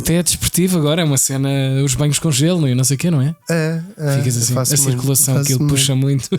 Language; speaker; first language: Portuguese; native; Portuguese